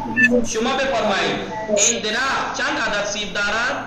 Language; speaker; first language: Persian; non-native, fluent; Urdu